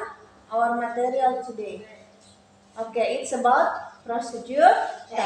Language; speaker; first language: English; non-native, learner; Indonesian